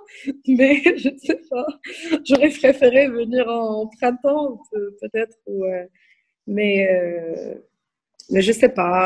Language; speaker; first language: French; non-native, local second language; Arabic